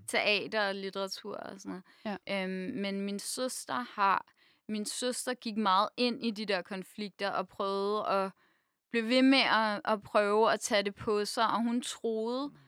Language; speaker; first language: Danish; native; Danish